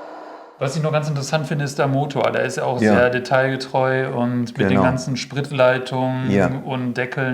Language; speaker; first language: German; native; German